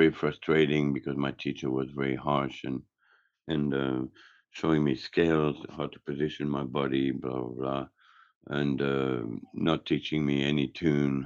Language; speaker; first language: English; non-native, fluent; French